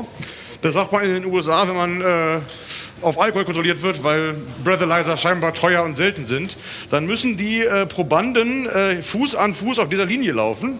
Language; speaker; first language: German; native; German